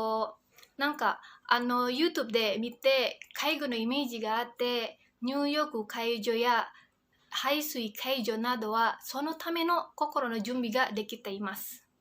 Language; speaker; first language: Japanese; non-native, fluent; Indonesian